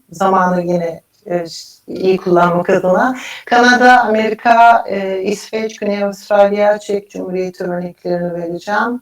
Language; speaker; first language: Turkish; native; Turkish